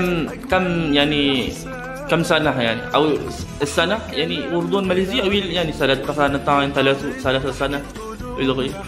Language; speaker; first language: Arabic; non-native, learner; Malay